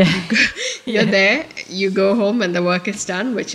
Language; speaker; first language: English; non-native, local second language; Malayalam